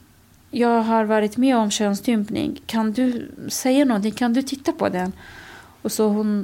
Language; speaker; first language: Swedish; non-native, fluent; Kurdish